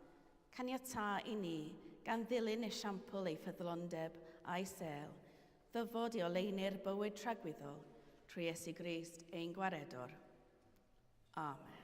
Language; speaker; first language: Welsh; native; Welsh